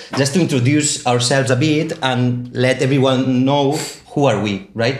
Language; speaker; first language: English; non-native, fluent; Catalan